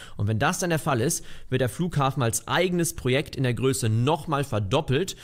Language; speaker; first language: German; native; German